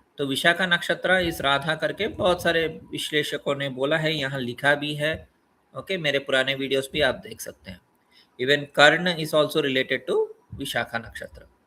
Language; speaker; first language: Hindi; non-native, local second language; Telugu